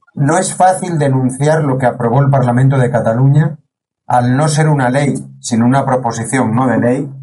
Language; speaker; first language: Spanish; native; Spanish